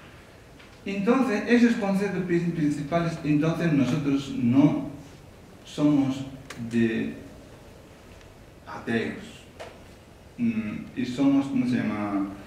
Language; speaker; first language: Spanish; non-native, learner; Tibetan